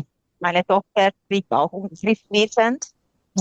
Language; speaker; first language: German; non-native, fluent; Hungarian